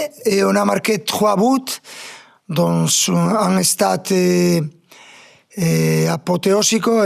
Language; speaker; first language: French; non-native, fluent; Spanish